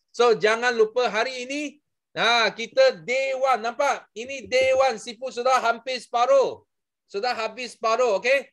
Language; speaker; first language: Malay; non-native, local second language; Chinese